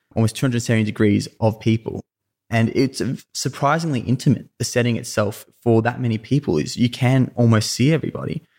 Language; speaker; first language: English; native; English